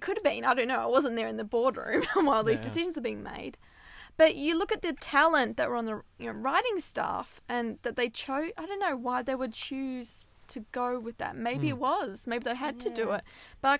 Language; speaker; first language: English; native; English